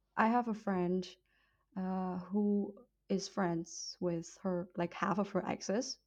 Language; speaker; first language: English; non-native, fluent; Vietnamese